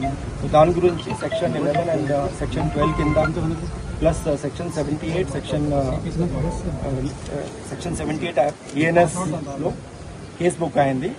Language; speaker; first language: Telugu; non-native, learner; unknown